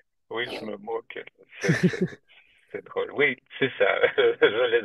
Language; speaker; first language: French; non-native, fluent; Russian